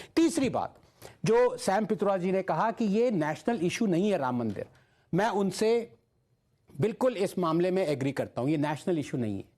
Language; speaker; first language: Hindi; non-native, local second language; Tamil